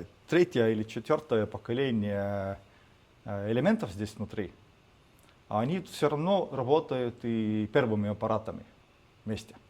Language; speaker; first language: Russian; non-native, fluent; Estonian